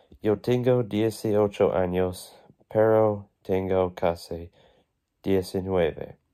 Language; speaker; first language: Spanish; non-native, learner; English